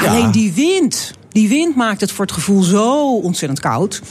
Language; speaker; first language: Dutch; native; Dutch